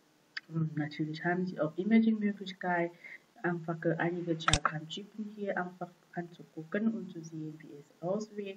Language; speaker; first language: German; non-native, fluent; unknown